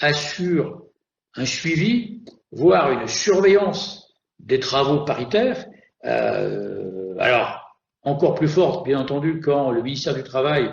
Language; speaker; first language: French; native; French